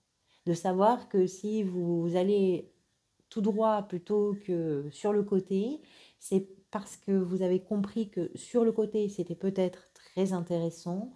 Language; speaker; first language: French; native; French